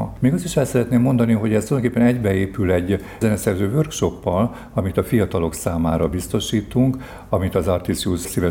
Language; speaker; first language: Hungarian; native; Hungarian